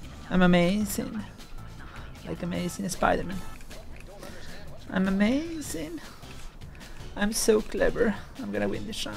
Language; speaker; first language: English; non-native, learner; Spanish